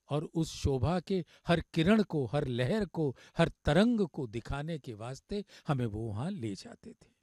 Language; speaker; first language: Hindi; native; Hindi